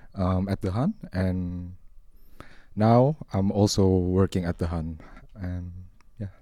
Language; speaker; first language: English; non-native, fluent; Indonesian